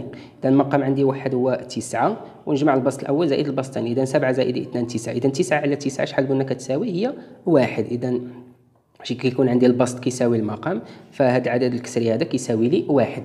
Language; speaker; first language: Arabic; native; Arabic